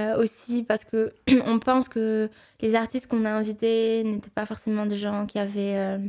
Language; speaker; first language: French; non-native, local second language; Arabic